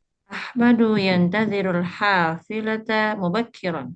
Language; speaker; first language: Arabic; non-native, learner; Indonesian